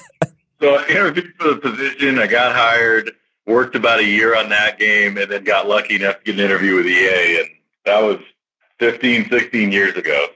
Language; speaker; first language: English; native; English